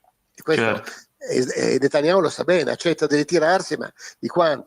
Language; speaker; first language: Italian; native; Italian